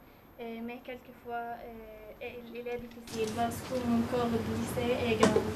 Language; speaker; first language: French; non-native, learner; Arabic